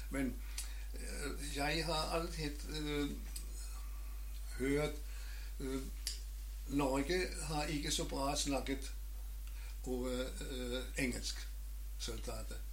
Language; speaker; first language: Norwegian; non-native, learner; German